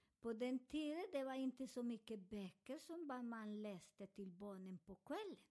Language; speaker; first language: Swedish; non-native, learner; Spanish